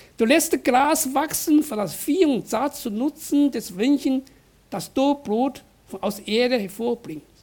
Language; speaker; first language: German; non-native, fluent; Chinese